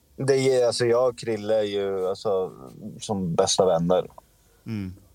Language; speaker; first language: Swedish; native; Swedish